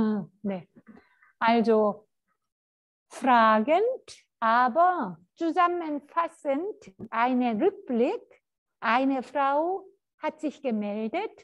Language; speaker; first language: German; non-native, fluent; Korean